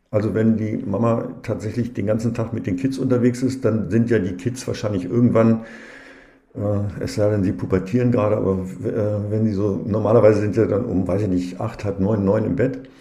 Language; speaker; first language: German; native; German